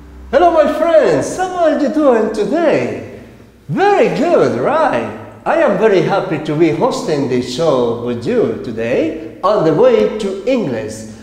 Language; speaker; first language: English; non-native, fluent; Spanish